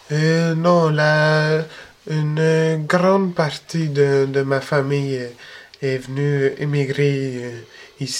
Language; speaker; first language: French; early bilingual, other home language; Spanish